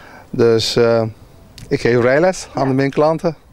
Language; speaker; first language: Dutch; non-native, learner; Turkish